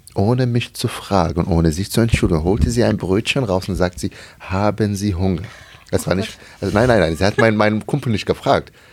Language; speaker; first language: German; non-native, fluent; Arabic